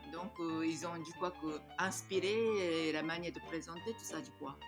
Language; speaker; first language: French; non-native, fluent; Japanese